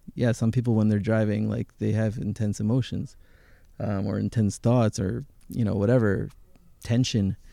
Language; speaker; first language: English; early bilingual, other home language; Hebrew